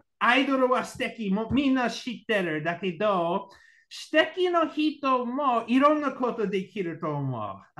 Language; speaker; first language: Japanese; non-native, learner; English